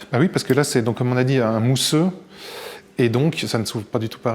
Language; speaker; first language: French; native; French